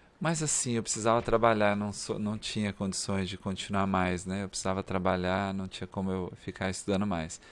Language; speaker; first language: Portuguese; native; Portuguese